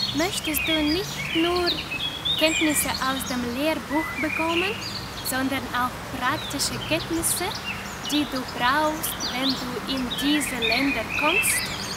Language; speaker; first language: German; non-native, fluent; Russian